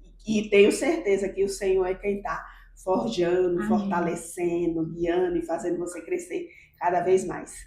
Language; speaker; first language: Portuguese; native; Portuguese